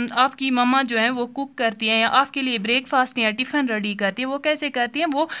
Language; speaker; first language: Hindi; non-native, local second language; Kashmiri